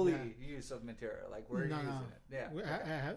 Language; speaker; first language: English; native; English